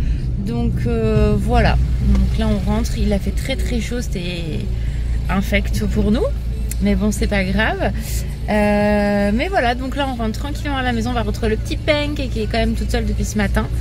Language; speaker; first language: French; native; French